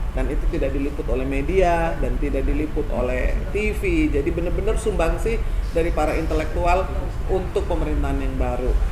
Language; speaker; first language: Indonesian; native; Indonesian